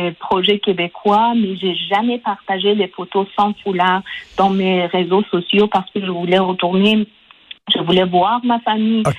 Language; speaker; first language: French; non-native, local second language; Persian